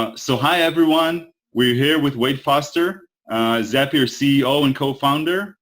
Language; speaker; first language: English; non-native, fluent; Hebrew